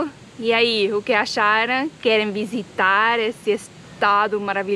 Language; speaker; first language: Portuguese; non-native, fluent; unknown